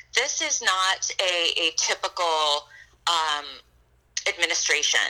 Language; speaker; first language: English; native; English